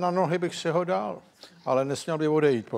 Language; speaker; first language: Czech; native; Czech